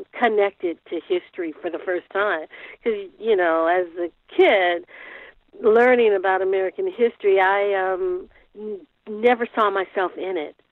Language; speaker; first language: English; native; English